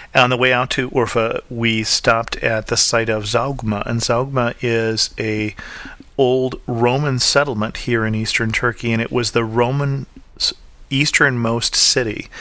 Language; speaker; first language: English; native; English